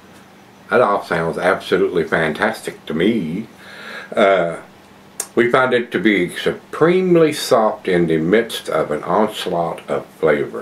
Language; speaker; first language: English; native; English